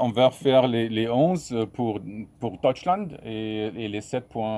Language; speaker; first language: French; non-native, fluent; German